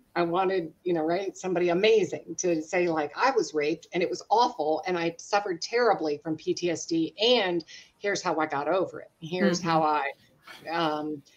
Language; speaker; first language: English; native; English